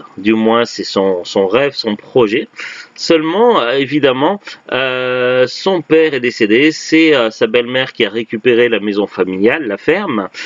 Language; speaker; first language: French; native; French